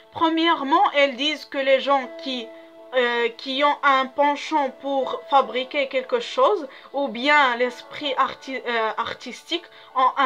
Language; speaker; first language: French; non-native, local second language; Arabic